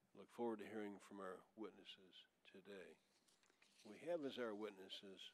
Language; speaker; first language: English; native; English